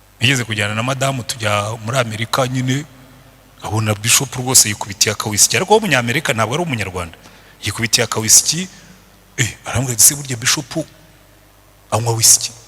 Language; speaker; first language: Kinyarwanda; native; Kinyarwanda